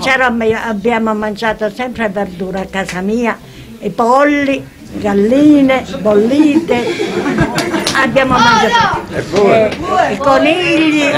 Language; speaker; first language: Italian; non-native, local second language; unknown